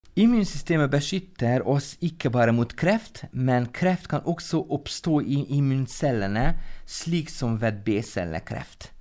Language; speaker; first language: Norwegian; non-native, fluent; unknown